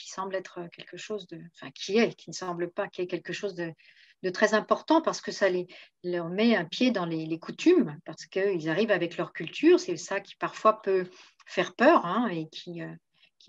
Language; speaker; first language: French; native; French